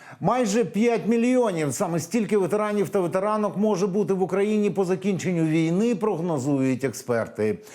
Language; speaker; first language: Ukrainian; native; Ukrainian